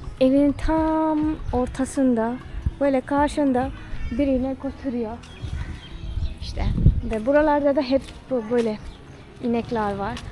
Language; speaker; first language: Turkish; non-native, fluent; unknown